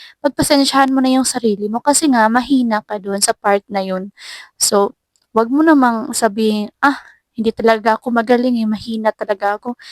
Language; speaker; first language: Filipino; non-native, local second language; Cebuano